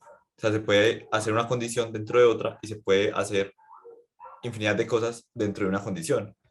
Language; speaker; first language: Spanish; native; Spanish